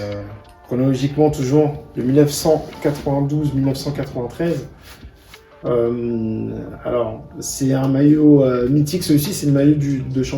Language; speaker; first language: French; native; French